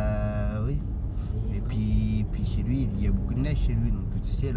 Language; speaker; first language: French; native; French